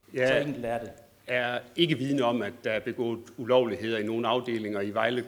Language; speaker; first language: Danish; native; Danish